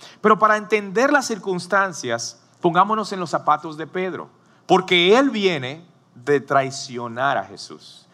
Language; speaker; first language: Spanish; native; Spanish